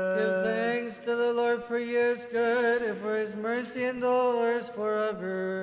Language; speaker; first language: English; native; English